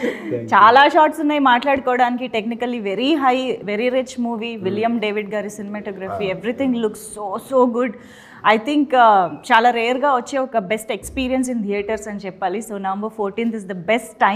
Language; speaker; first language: Telugu; native; Telugu